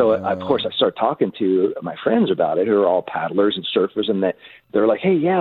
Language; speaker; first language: English; native; English